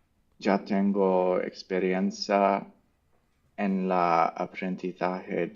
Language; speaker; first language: Spanish; non-native, learner; English